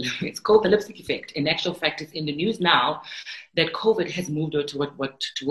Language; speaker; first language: English; non-native, local second language; Zulu